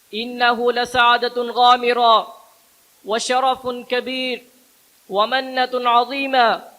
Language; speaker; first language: Arabic; non-native, learner; Urdu